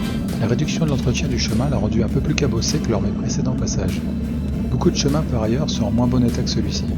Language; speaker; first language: French; native; French